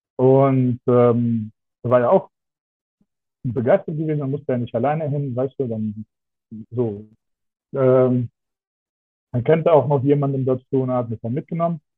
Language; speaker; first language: German; non-native, fluent; Russian